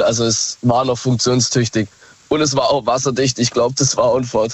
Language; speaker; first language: German; native; German